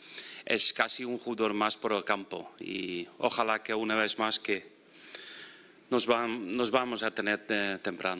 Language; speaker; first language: Spanish; non-native, fluent; Dutch